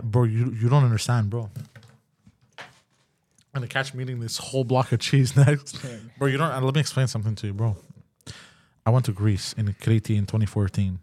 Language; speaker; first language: English; native; English